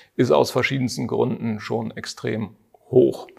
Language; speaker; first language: German; native; German